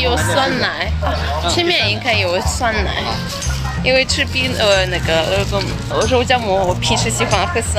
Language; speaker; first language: Chinese; non-native, learner; Russian